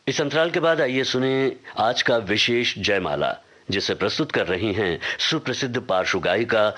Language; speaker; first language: Hindi; native; Hindi